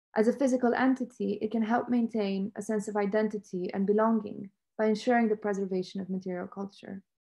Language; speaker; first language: English; non-native, fluent; Romanian